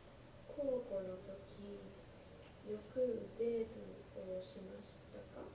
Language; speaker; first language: Japanese; non-native, learner; English